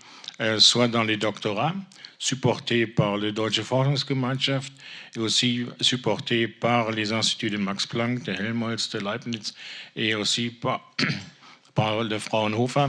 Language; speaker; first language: French; non-native, fluent; German